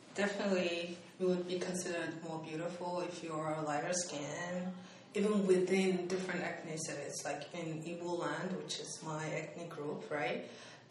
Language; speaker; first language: English; non-native, local second language; Igbo